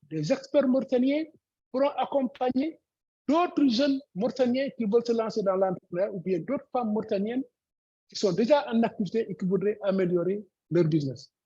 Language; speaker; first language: French; non-native, local second language; Wolof